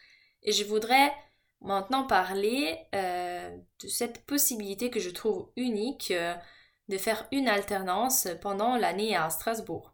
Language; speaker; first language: French; non-native, fluent; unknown